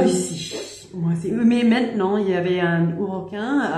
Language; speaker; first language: French; non-native, learner; English